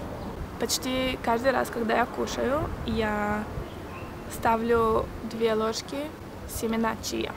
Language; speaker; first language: Russian; early bilingual, heritage; Russian